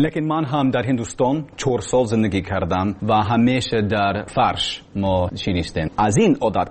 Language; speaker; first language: Persian; non-native, learner; English